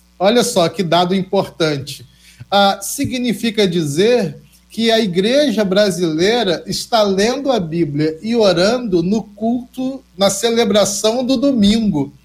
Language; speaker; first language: Portuguese; native; Portuguese